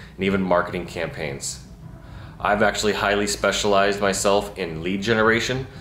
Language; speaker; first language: English; native; English